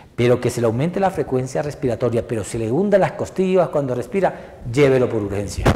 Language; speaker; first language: Spanish; native; Spanish